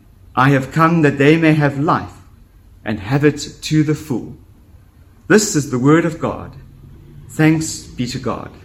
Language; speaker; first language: English; native; English